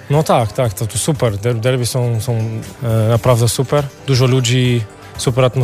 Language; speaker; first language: Polish; non-native, learner; Portuguese